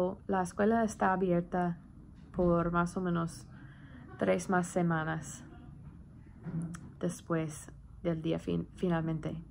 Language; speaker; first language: Spanish; non-native, learner; English